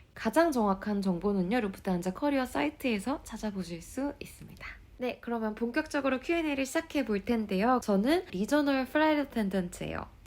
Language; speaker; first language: Korean; native; Korean